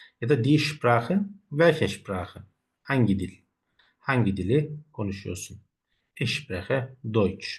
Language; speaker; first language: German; non-native, fluent; Turkish